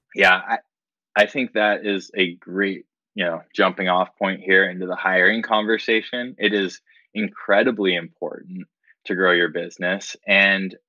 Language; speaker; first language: English; native; English